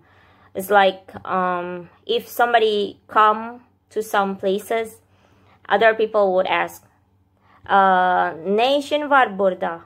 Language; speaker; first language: English; non-native, fluent; Indonesian